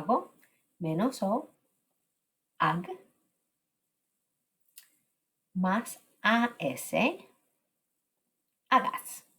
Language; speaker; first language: Spanish; non-native, fluent; English